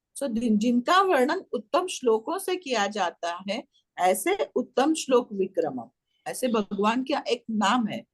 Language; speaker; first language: Hindi; non-native, local second language; Marathi